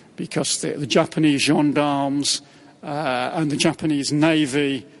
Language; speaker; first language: English; native; English